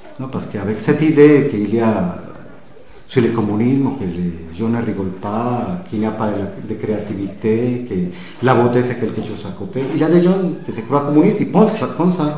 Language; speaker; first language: French; non-native, fluent; Spanish